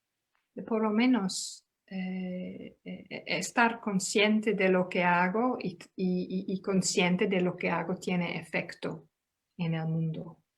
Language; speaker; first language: Spanish; non-native, fluent; Dutch